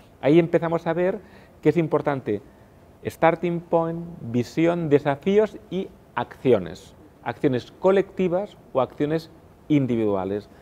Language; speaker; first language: Spanish; non-native, local second language; Catalan